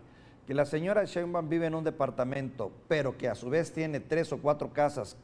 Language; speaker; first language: Spanish; native; Spanish